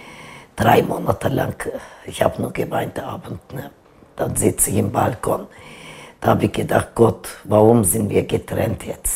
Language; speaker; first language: German; non-native, fluent; Turkish